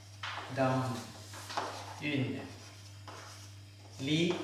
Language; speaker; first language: French; non-native, learner; Thai